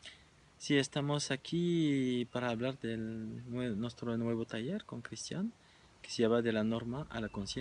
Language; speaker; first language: Spanish; non-native, fluent; French